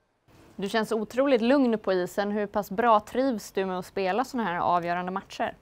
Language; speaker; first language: Swedish; native; Swedish